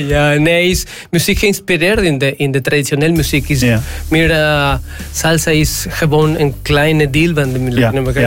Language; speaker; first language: Dutch; non-native, learner; Spanish